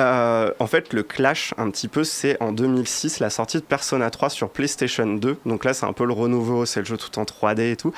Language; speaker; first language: French; native; French